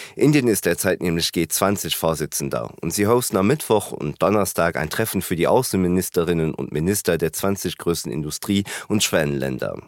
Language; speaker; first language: German; native; German